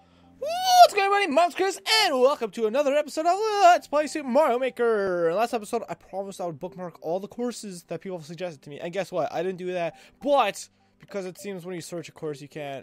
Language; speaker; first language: English; native; English